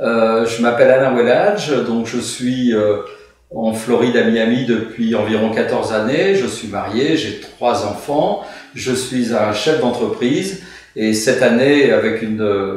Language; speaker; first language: French; native; French